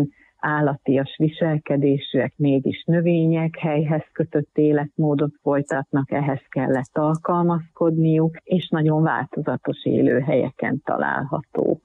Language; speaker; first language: Hungarian; native; Hungarian